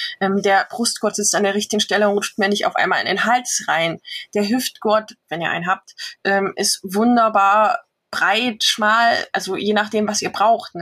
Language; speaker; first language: German; native; German